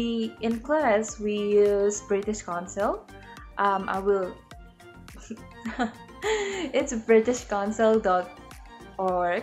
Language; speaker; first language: English; non-native, learner; Indonesian